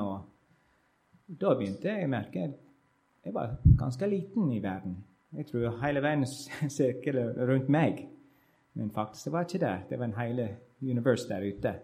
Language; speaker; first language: Norwegian; non-native, learner; English